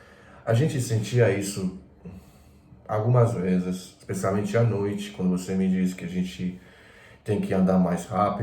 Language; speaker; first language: Portuguese; non-native, fluent; Croatian